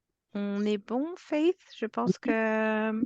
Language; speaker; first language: French; native; French